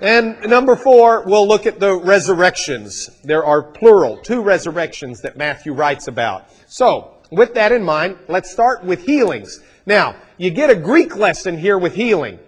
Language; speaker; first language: English; native; English